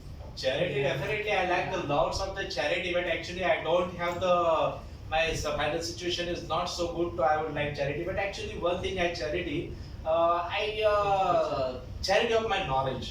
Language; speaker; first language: English; non-native, local second language; Marathi